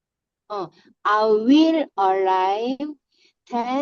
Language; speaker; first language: English; non-native, learner; Korean